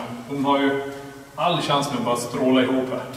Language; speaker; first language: Swedish; native; Swedish